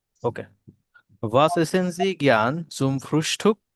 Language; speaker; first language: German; non-native, learner; Bangla